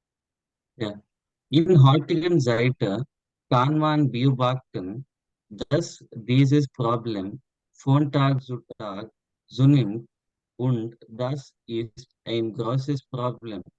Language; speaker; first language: German; non-native, learner; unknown